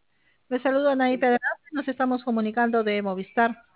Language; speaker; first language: Spanish; native; Spanish